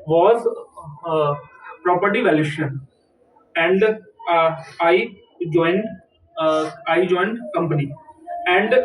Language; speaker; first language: English; non-native, learner; Hindi